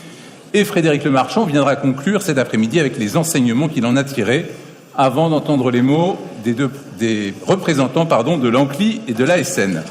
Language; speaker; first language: French; native; French